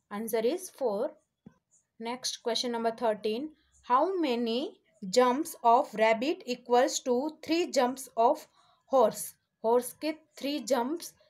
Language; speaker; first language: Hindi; non-native, local second language; Gujarati